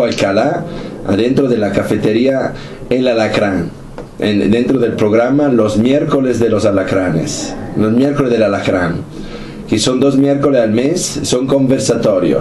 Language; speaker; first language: Spanish; non-native, fluent; Italian